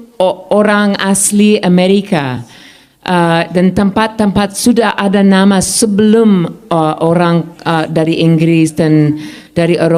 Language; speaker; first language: Indonesian; non-native, fluent; English